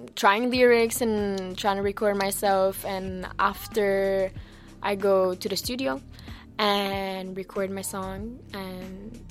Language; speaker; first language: English; early bilingual, other home language; French